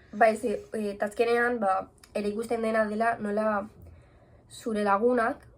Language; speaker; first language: Basque; non-native, local second language; Spanish